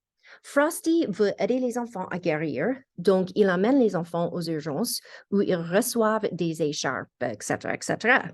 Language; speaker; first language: French; non-native, fluent; English